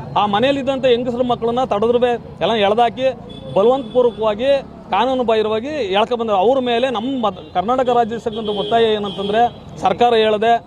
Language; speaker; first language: Kannada; native; Kannada